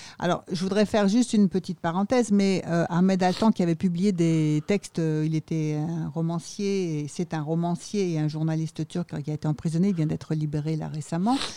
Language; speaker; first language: French; native; French